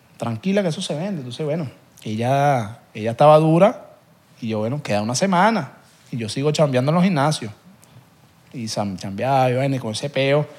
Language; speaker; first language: Spanish; native; Spanish